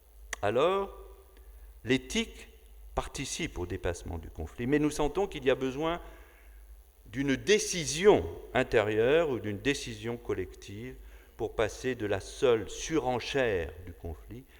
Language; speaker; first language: French; native; French